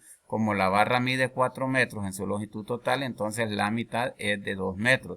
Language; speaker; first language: Spanish; native; Spanish